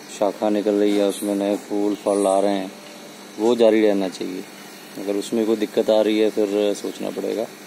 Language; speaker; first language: Hindi; native; Hindi